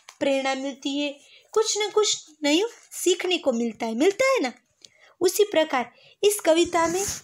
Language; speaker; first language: Hindi; non-native, local second language; Gujarati